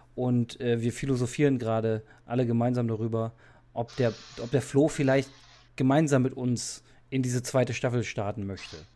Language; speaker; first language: German; native; German